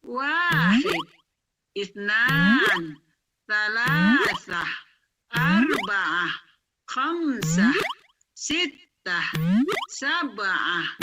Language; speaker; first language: Arabic; non-native, fluent; Indonesian